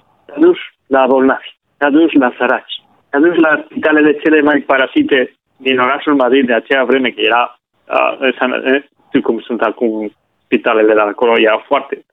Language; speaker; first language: Romanian; non-native, fluent; Spanish